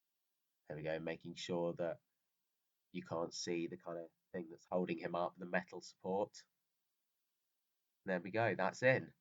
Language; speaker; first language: English; native; English